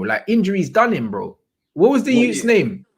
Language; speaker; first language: English; native; English